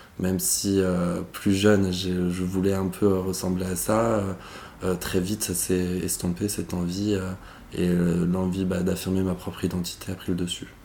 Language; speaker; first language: French; native; French